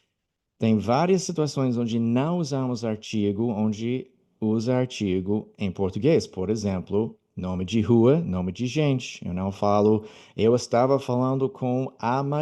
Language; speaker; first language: Portuguese; non-native, fluent; English